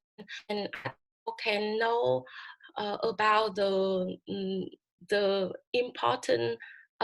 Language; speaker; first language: English; non-native, learner; Vietnamese